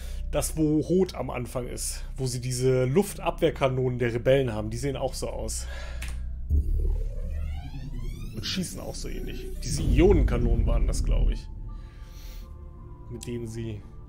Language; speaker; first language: German; native; German